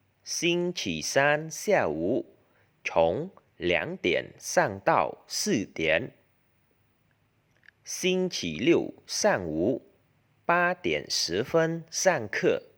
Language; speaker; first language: Chinese; non-native, learner; Khmer